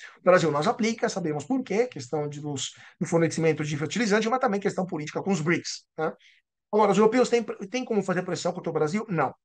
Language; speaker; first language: Portuguese; non-native, fluent; Italian